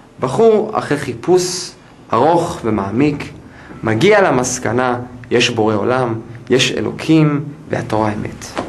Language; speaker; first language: Hebrew; non-native, fluent; English